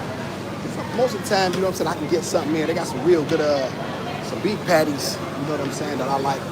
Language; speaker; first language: English; native; English